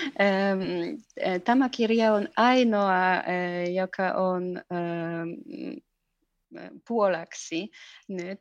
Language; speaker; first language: Finnish; non-native, fluent; Polish